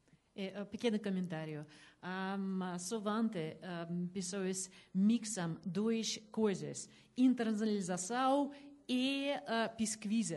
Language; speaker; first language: Portuguese; non-native, learner; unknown